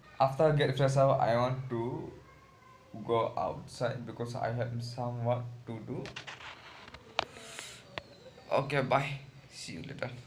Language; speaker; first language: English; non-native, learner; Hindi